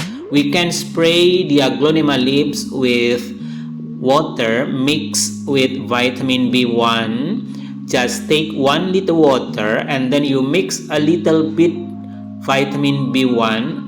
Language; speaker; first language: English; non-native, learner; Indonesian